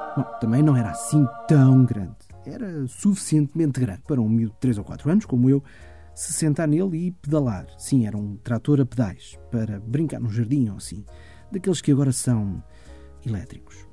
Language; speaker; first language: Portuguese; early bilingual, heritage; German